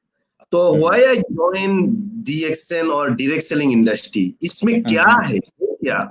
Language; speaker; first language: Hindi; non-native, fluent; Bangla